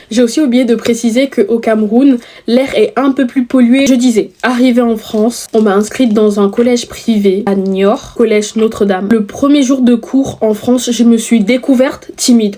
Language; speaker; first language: French; native; French